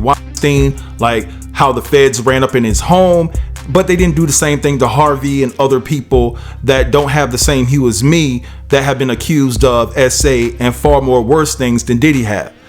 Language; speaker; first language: English; native; English